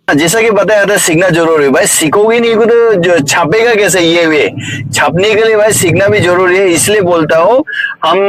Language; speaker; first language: Hindi; non-native, local second language; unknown